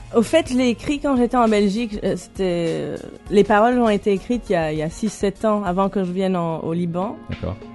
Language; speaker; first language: French; non-native, local second language; Armenian